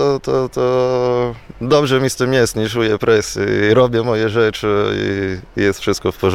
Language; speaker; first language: Polish; non-native, fluent; Italian